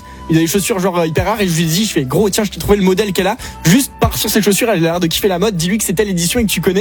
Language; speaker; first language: French; native; French